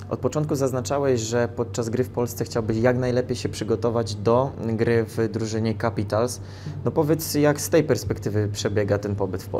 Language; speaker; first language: Polish; native; Polish